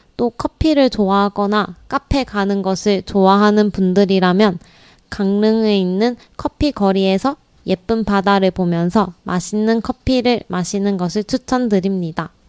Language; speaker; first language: Korean; native; Korean